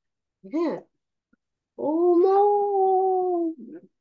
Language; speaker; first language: English; non-native, learner; Korean